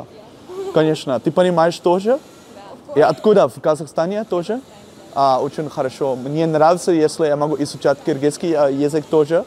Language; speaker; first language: Russian; non-native, learner; Dutch